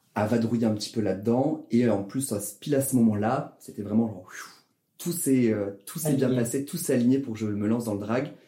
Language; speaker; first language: French; native; French